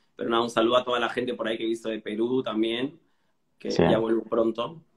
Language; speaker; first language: Spanish; native; Spanish